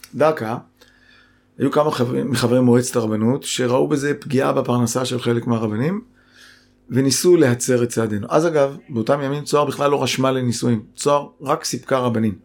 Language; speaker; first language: Hebrew; native; Hebrew